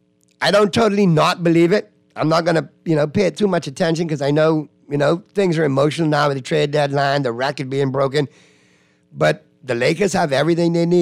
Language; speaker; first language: English; native; English